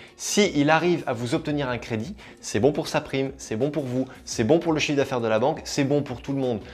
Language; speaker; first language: French; native; French